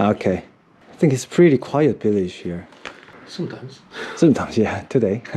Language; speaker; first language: English; non-native, learner; Korean